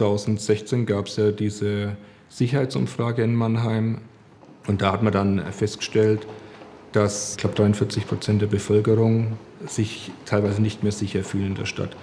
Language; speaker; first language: German; native; German